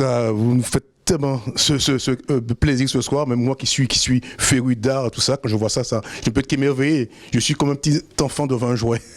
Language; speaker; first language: French; native; French